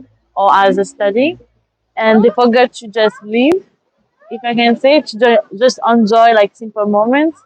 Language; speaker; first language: English; non-native, fluent; French